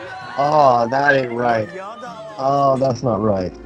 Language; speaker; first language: English; native; English